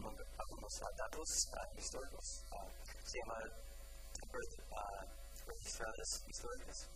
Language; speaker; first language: Spanish; non-native, fluent; English